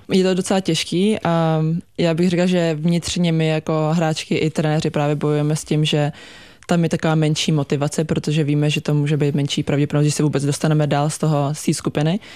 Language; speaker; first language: Czech; native; Czech